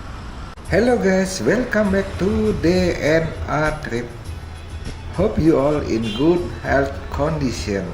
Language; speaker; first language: English; non-native, fluent; Indonesian